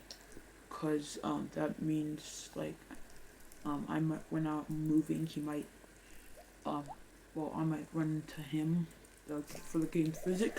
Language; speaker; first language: English; native; English